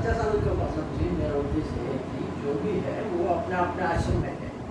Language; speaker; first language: Hindi; non-native, local second language; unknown